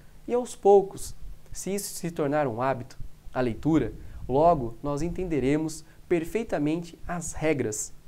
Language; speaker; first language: Portuguese; native; Portuguese